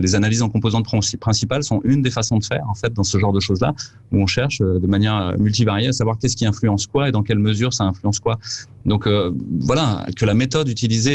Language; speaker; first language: French; native; French